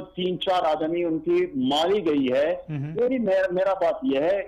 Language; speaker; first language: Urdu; non-native, fluent; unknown